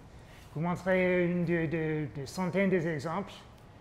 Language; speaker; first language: French; non-native, fluent; English